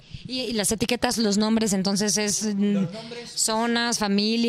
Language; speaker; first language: Spanish; native; Spanish